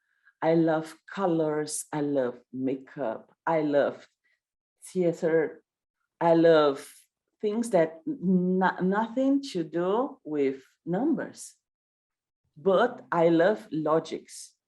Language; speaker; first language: English; non-native, learner; Portuguese